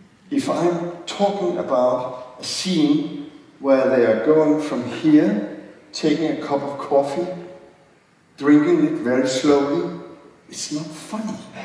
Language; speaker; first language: English; non-native, fluent; Danish